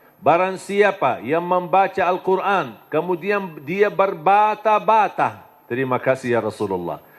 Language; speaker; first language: Indonesian; non-native, fluent; Arabic